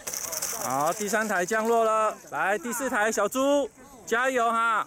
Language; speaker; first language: Chinese; native; Chinese